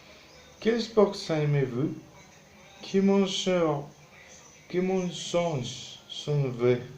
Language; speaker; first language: French; non-native, learner; Spanish